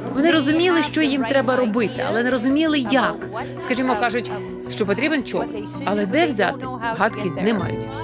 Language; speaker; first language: Ukrainian; non-native, fluent; English